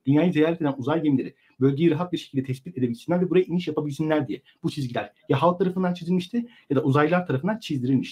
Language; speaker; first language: Turkish; native; Turkish